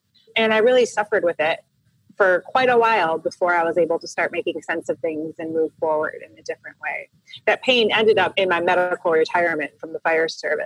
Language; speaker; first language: English; native; English